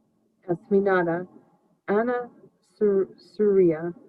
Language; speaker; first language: Arabic; non-native, learner; English